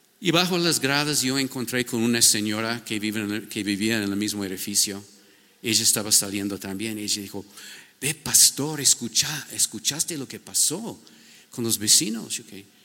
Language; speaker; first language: Spanish; non-native, fluent; English